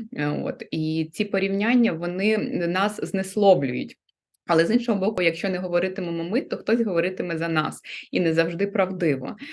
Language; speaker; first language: Ukrainian; non-native, local second language; Russian